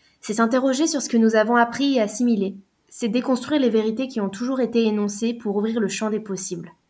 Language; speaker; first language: French; native; French